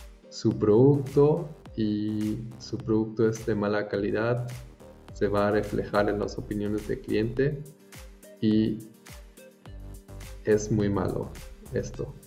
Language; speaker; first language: Spanish; non-native, fluent; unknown